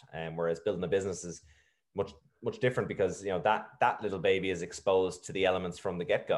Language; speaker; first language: English; native; English